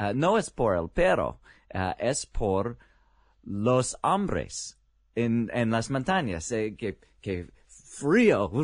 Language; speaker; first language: Spanish; non-native, learner; English